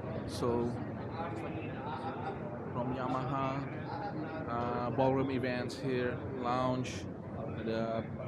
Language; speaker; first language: English; non-native, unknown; Indonesian